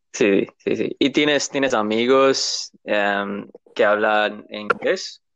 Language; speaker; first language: Spanish; non-native, learner; English